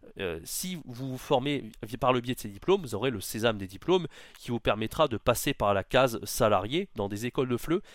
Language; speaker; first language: French; native; French